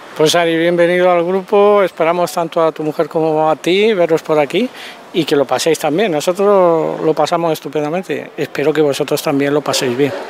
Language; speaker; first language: Spanish; native; Spanish